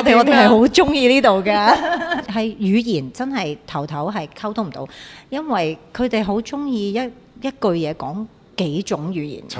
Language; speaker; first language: Cantonese; native; Cantonese